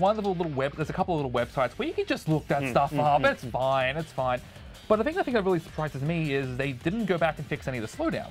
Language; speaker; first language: English; native; English